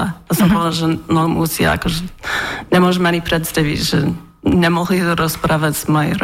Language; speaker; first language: Slovak; non-native, learner; English